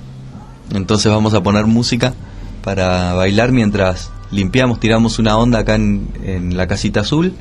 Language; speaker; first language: Spanish; native; Spanish